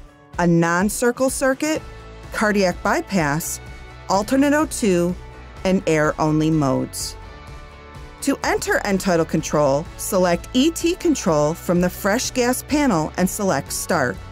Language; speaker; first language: English; native; English